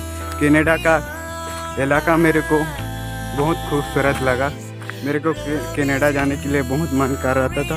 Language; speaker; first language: Hindi; non-native, local second language; Sadri